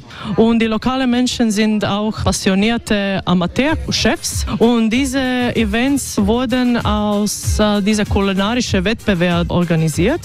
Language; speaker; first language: German; non-native, fluent; Croatian